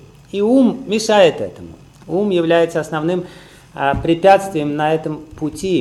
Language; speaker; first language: Russian; native; Russian